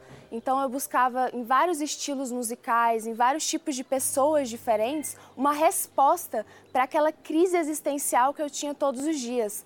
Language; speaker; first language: Portuguese; early bilingual, other home language; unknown